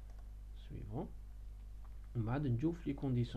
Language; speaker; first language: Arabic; native; Arabic